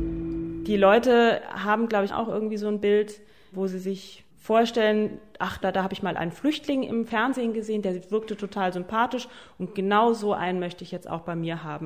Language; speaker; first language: German; native; German